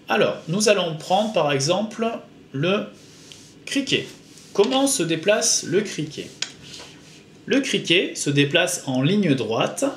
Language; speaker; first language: French; native; French